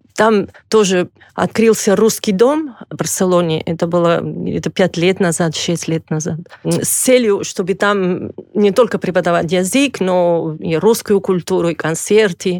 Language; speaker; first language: Russian; non-native, fluent; Catalan